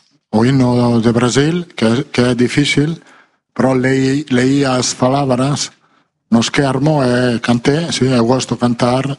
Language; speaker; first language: Portuguese; non-native, fluent; Italian